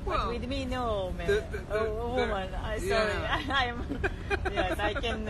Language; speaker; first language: English; non-native, learner; Russian